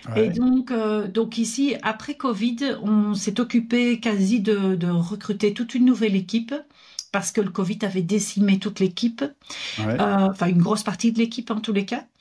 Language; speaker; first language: French; native; French